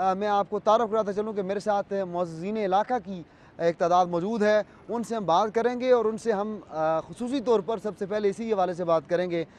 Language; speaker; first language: Urdu; non-native, local second language; Pahari-Potwari